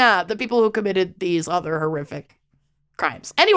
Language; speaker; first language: English; native; English